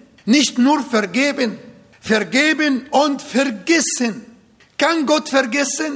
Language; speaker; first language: German; non-native, fluent; Arabic